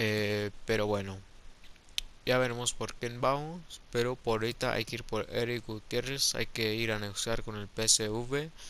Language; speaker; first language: Spanish; early bilingual, heritage; Spanish